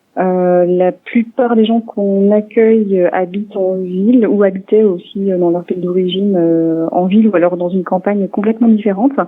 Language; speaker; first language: French; non-native, local second language; Swiss German